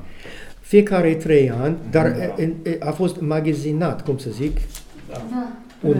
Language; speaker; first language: Romanian; non-native, learner; English